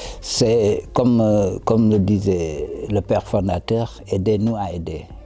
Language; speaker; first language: French; non-native, local second language; Wolof